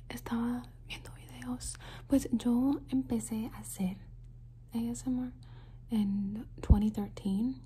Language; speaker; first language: Spanish; early bilingual, heritage; Spanish